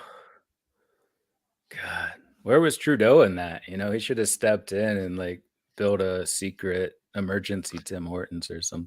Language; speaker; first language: English; native; English